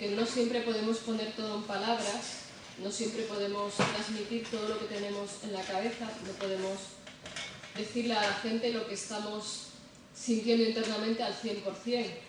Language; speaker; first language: Spanish; native; Spanish